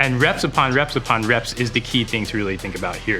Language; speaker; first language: English; native; English